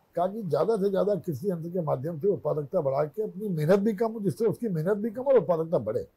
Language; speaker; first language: Hindi; native; Hindi